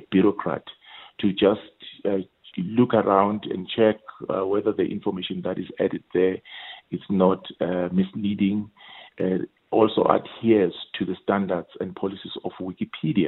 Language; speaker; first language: English; non-native, local second language; Swati